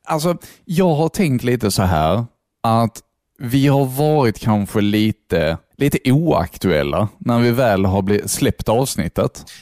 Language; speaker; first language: Swedish; native; Swedish